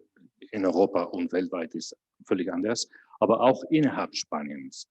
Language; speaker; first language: German; non-native, fluent; Spanish